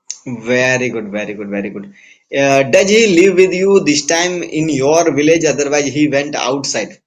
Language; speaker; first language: English; non-native, fluent; Hindi